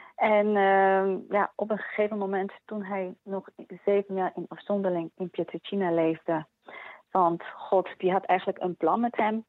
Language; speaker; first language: Dutch; early bilingual, other home language; Polish